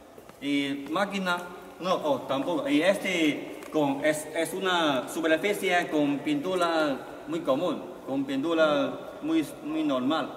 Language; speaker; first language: Spanish; non-native, learner; Chinese